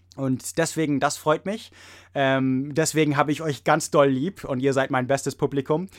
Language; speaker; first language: German; non-native, fluent; English